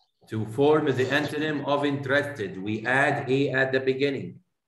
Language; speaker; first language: English; non-native, fluent; Arabic